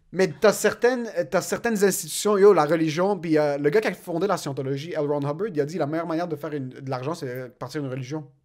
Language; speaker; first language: French; early bilingual, other home language; Arabic